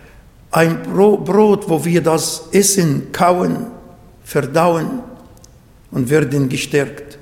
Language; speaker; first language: German; non-native, learner; Arabic